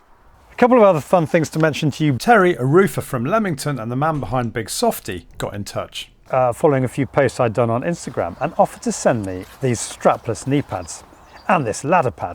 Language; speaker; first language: English; native; English